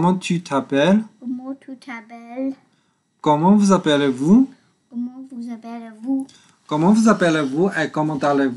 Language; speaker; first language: French; non-native, learner; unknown